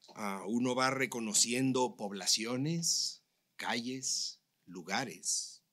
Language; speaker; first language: Spanish; native; Spanish